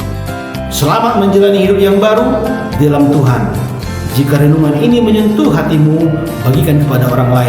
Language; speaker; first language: Indonesian; native; Indonesian